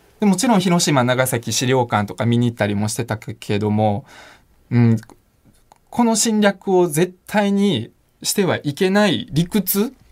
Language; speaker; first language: Japanese; early bilingual, other home language; Russian